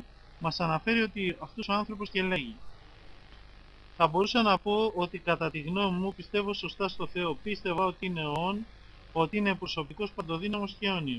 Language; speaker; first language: Greek; native; Greek